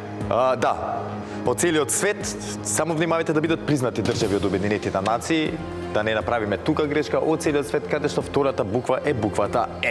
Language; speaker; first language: Macedonian; native; Macedonian